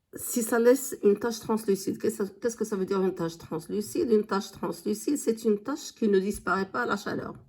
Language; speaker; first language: French; non-native, local second language; Arabic